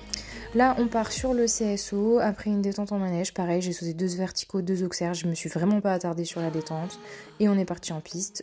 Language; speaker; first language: French; native; French